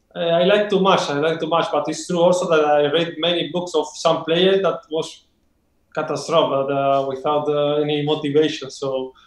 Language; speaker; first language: English; non-native, learner; Spanish